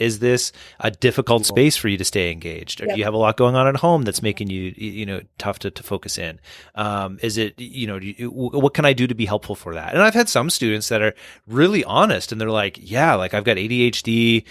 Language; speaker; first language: English; native; English